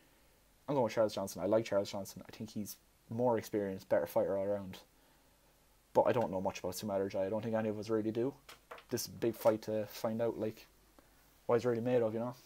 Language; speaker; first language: English; native; English